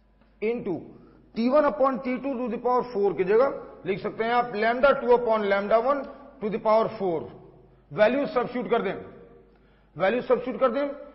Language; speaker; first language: Hindi; native; Hindi